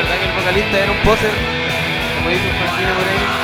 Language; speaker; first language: Spanish; native; Spanish